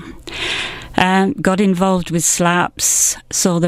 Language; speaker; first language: English; native; English